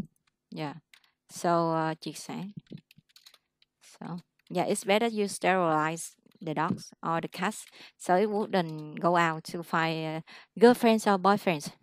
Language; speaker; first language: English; non-native, fluent; Vietnamese